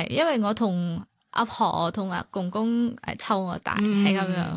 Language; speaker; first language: Cantonese; non-native, fluent; Thai